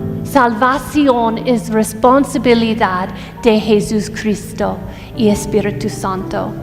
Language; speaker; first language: Spanish; non-native, fluent; English